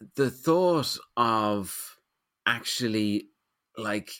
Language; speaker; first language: English; native; English